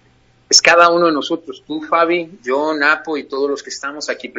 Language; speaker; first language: Spanish; native; Spanish